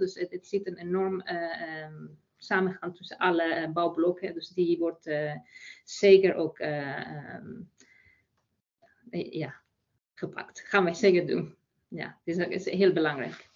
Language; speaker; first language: Dutch; non-native, fluent; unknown